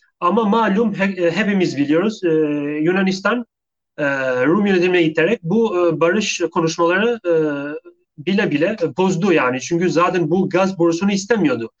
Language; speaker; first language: Turkish; non-native, fluent; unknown